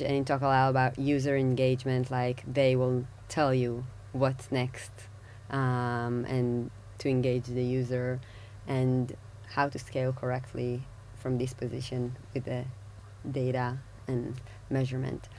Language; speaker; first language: English; non-native, fluent; Hebrew